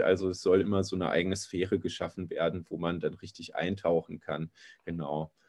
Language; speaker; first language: German; native; German